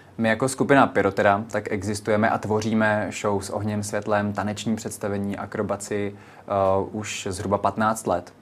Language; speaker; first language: Czech; native; Czech